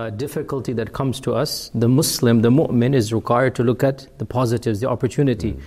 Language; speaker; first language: English; early bilingual, other home language; Urdu